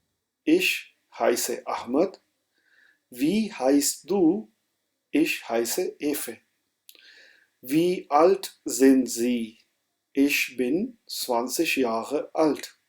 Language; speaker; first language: German; non-native, fluent; Urdu